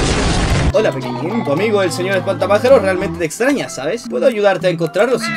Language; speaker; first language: Spanish; native; Spanish